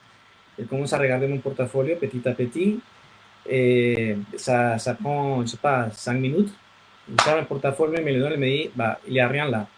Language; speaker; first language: French; non-native, fluent; Spanish